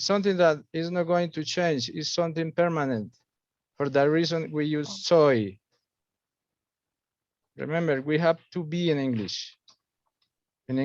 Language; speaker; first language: English; non-native, fluent; Spanish